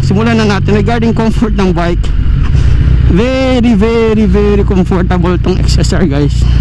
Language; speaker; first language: English; non-native, local second language; Filipino